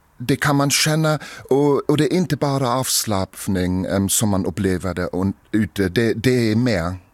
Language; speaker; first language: Swedish; non-native, fluent; German